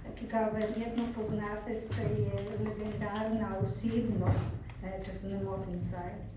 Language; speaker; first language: Slovenian; non-native, fluent; Polish